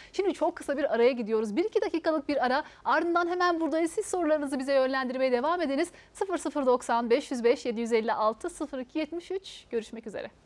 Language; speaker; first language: Turkish; native; Turkish